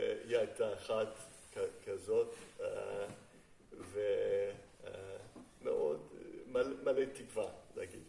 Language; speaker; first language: Hebrew; non-native, fluent; English